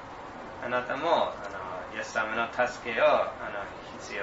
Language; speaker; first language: Japanese; non-native, fluent; English